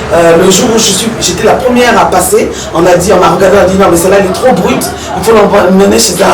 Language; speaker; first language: French; early bilingual, other home language; Lingala